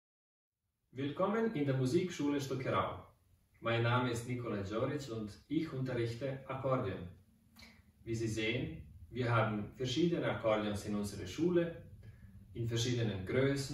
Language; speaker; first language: German; non-native, fluent; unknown